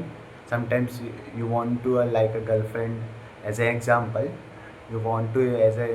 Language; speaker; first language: English; non-native, learner; Hindi